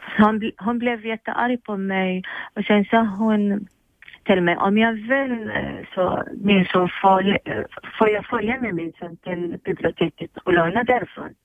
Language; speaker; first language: Swedish; non-native, fluent; Arabic